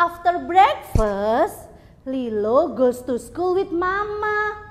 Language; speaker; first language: English; non-native, learner; Indonesian